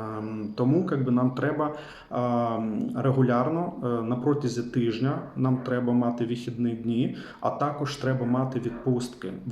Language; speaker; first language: Ukrainian; non-native, local second language; Russian